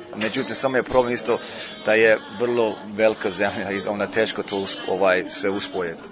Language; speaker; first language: Croatian; early bilingual, heritage; Croatian